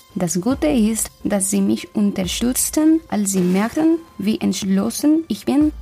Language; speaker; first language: German; non-native, fluent; Spanish